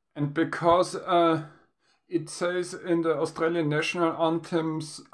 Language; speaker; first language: English; non-native, fluent; German